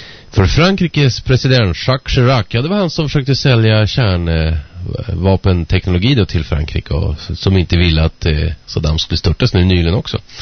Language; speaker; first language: Swedish; native; Swedish